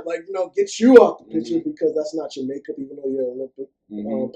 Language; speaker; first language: English; native; English